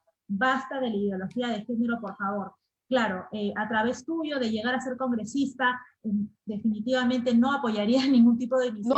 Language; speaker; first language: Spanish; native; Spanish